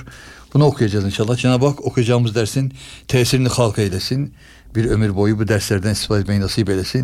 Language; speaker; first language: Turkish; native; Turkish